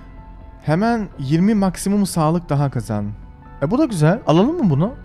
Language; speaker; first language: Turkish; early bilingual, heritage; Turkish